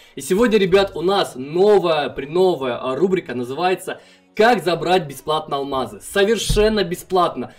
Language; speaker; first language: Russian; non-native, local second language; Kazakh